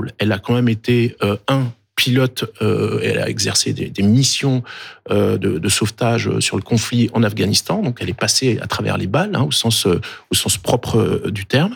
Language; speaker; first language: French; native; French